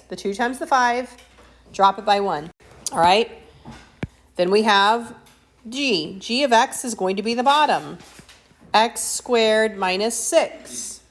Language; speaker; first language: English; native; English